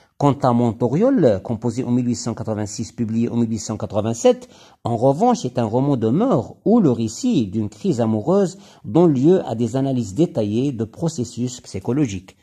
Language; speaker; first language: French; non-native, local second language; Arabic